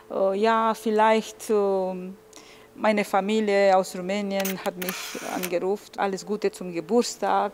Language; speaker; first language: German; non-native, learner; Romanian